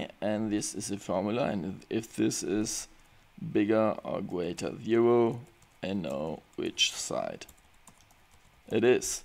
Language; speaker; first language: English; non-native, fluent; German